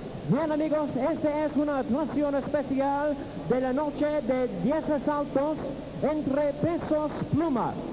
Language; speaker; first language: Spanish; native; Spanish